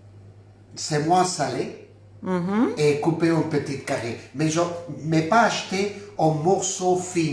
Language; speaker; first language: French; non-native, fluent; Spanish